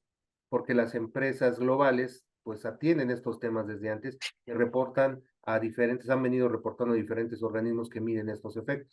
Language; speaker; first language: Spanish; native; Spanish